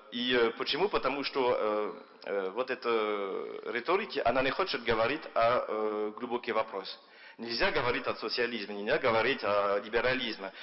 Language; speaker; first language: Russian; non-native, fluent; French